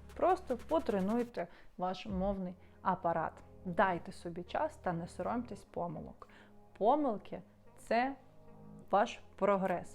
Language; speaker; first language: Ukrainian; non-native, local second language; Russian